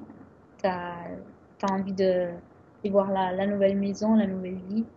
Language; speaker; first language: French; non-native, fluent; Italian